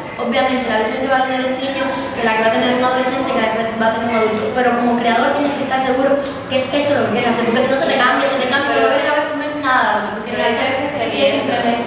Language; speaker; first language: Spanish; native; Spanish